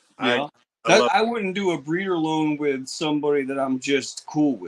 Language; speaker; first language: English; native; English